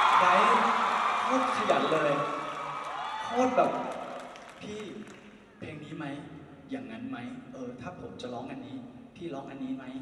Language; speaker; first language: Thai; native; Thai